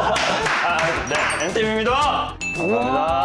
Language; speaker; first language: Korean; non-native, fluent; Japanese